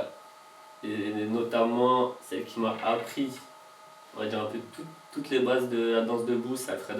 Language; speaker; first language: French; native; French